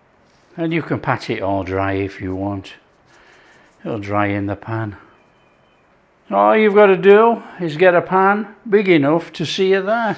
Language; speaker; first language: English; native; English